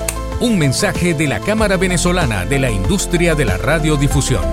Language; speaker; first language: Spanish; native; Spanish